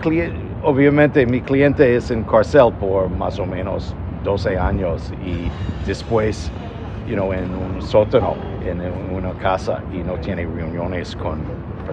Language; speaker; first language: Spanish; non-native, learner; English